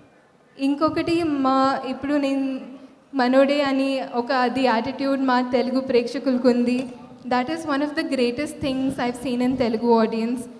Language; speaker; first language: Telugu; non-native, fluent; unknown